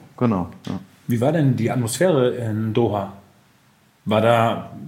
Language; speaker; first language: German; native; German